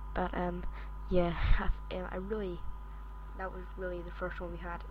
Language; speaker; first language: English; native; English